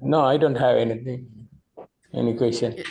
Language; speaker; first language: English; non-native, local second language; Tamil